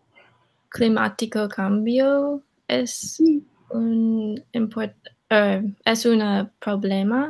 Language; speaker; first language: Spanish; non-native, learner; English